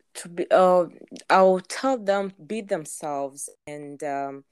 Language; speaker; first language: English; non-native, local second language; Kinyarwanda